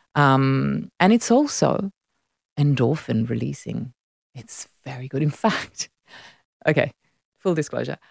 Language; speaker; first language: English; non-native, fluent; Italian